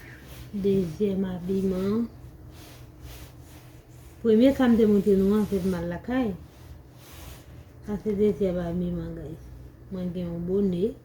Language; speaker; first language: French; non-native, learner; Haitian Creole